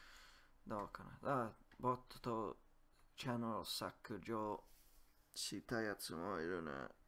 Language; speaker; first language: Japanese; non-native, learner; English